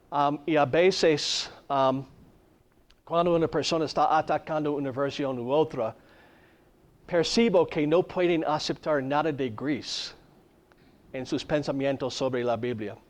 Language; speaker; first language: Spanish; non-native, fluent; English